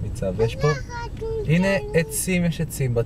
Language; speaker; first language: Hebrew; native; Hebrew